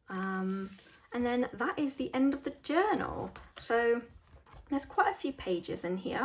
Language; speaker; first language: English; native; English